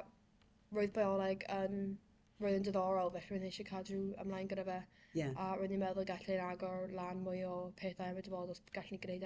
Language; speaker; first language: Welsh; non-native, local second language; English